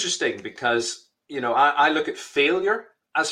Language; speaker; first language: English; native; English